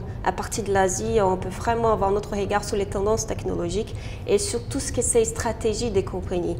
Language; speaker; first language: French; non-native, fluent; Portuguese